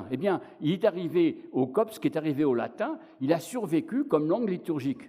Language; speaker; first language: French; native; French